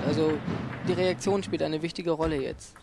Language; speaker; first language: German; native; German